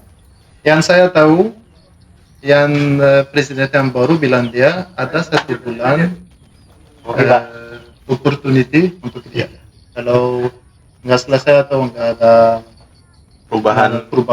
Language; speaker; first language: Indonesian; non-native, learner; Malagasy